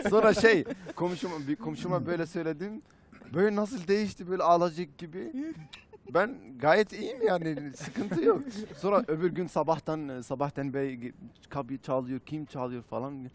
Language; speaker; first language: Turkish; non-native, fluent; Arabic